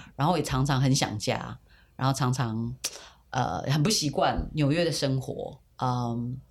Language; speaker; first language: Chinese; native; Chinese